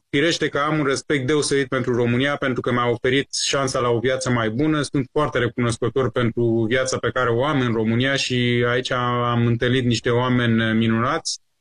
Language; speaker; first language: Romanian; early bilingual, other home language; Persian